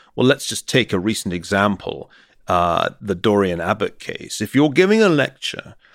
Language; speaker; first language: English; native; English